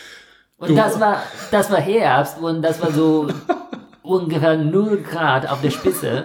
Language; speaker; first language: German; non-native, fluent; Chinese